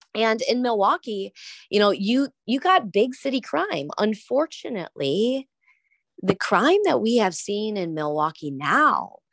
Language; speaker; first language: English; native; English